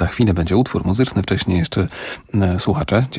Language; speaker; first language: Polish; native; Polish